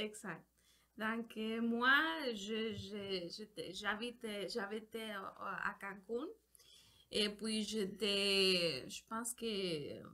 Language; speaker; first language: French; non-native, learner; Spanish